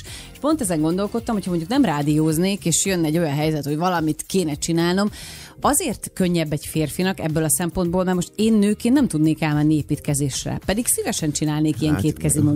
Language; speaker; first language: Hungarian; native; Hungarian